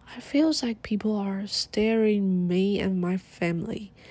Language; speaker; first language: English; non-native, learner; Chinese